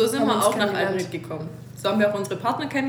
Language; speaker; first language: German; native; German